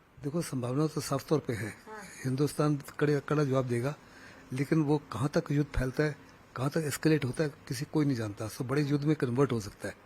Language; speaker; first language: Hindi; native; Hindi